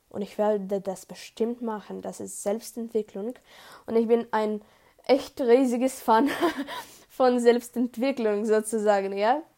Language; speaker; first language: German; non-native, learner; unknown